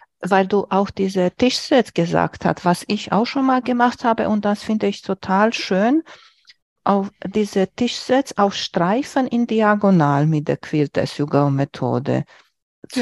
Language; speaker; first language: German; non-native, fluent; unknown